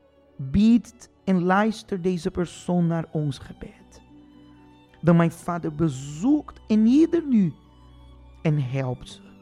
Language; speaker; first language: Dutch; non-native, fluent; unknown